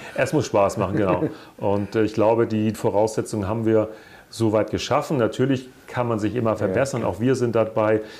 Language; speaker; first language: German; native; German